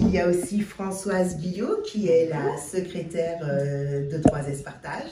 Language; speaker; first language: French; native; French